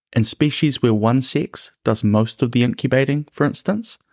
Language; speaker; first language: English; native; English